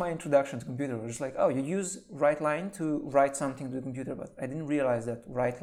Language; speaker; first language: English; non-native, fluent; Slovenian